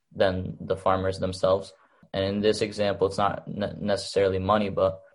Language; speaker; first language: English; early bilingual, other home language; Arabic